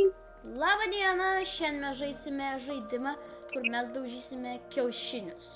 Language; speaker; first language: Lithuanian; native; Lithuanian